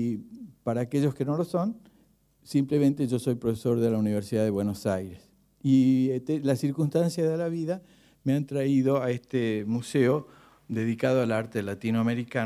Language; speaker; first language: Spanish; native; Spanish